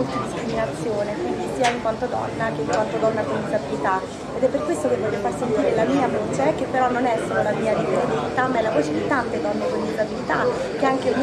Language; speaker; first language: Italian; native; Italian